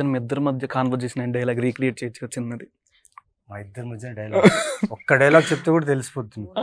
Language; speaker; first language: Telugu; native; Telugu